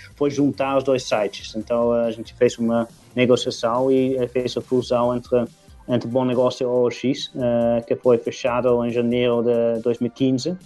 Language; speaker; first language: Portuguese; non-native, fluent; Dutch